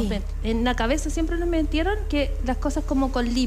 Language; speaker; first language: Spanish; native; Spanish